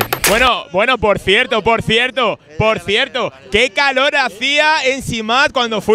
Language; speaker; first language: Spanish; native; Spanish